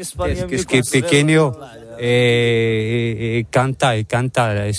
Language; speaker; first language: Spanish; non-native, learner; Arabic